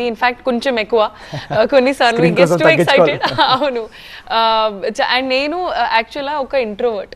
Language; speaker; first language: Telugu; non-native, fluent; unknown